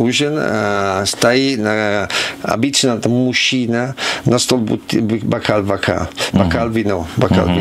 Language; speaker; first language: Russian; non-native, learner; Italian